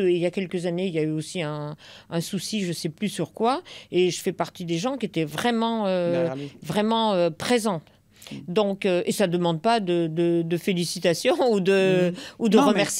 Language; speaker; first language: French; native; French